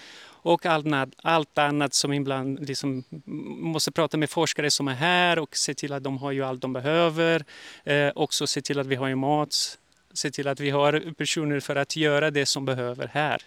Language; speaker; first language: Swedish; early bilingual, heritage; Portuguese